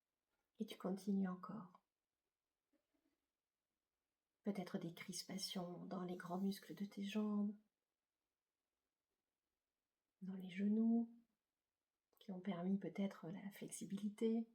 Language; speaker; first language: French; native; French